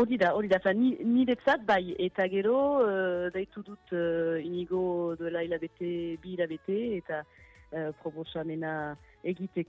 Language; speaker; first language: Basque; non-native, local second language; French